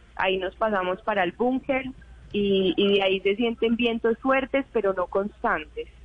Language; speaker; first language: Spanish; native; Spanish